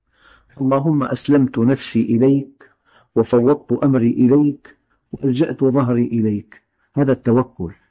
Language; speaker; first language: Arabic; native; Arabic